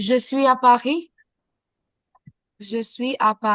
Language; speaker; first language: French; non-native, fluent; Hindi